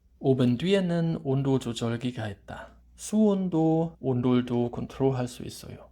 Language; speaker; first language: Korean; non-native, fluent; German